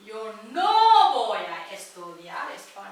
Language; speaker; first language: Spanish; non-native, fluent; Tamil